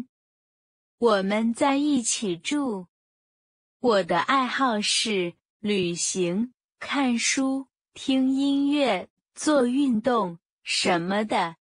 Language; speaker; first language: Chinese; non-native, learner; Hindi